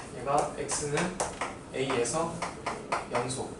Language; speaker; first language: Korean; native; Korean